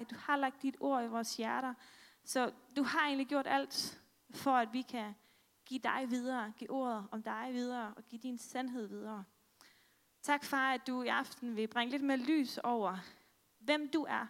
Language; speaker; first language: Danish; native; Danish